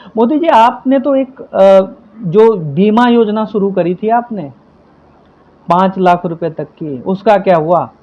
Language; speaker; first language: Hindi; native; Hindi